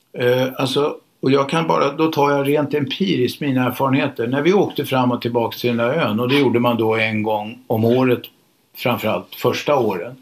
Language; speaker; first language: Swedish; native; Swedish